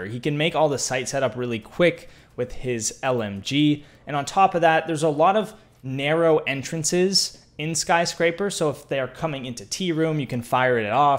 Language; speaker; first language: English; native; English